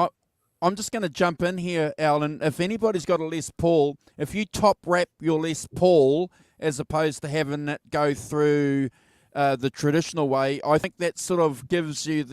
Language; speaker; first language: English; native; English